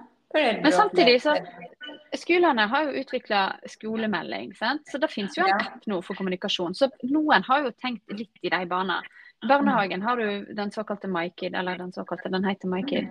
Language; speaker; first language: Norwegian; native; Norwegian